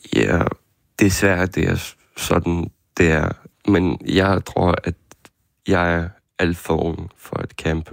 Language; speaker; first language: Danish; non-native, fluent; Ukrainian